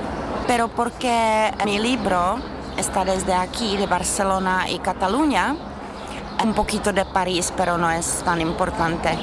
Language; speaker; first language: Spanish; non-native, fluent; Czech